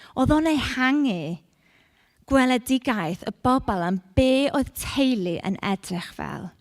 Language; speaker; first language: Welsh; non-native, local second language; English